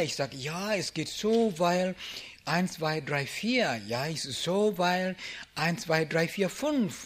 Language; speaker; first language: German; non-native, learner; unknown